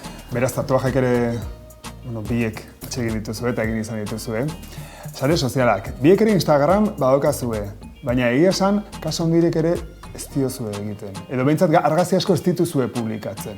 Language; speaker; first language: Basque; native; Basque